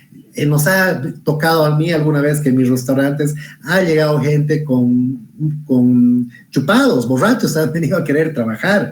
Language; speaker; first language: Spanish; native; Spanish